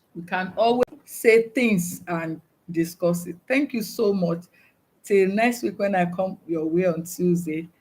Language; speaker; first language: English; non-native, local second language; Yoruba